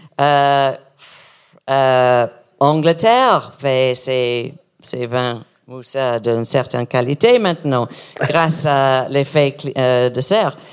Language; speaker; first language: French; non-native, learner; English